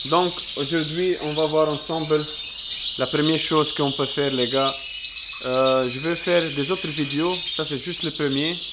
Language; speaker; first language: French; non-native, learner; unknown